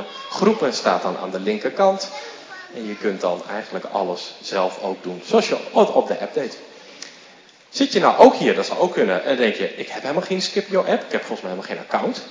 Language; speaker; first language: Dutch; native; Dutch